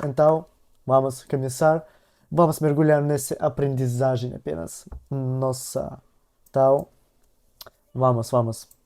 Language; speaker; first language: Portuguese; non-native, learner; Russian